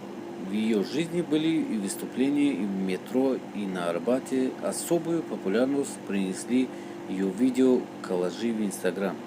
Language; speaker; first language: Russian; non-native, local second language; Tajik